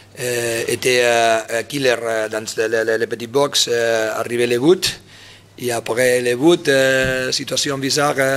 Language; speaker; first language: French; non-native, fluent; Spanish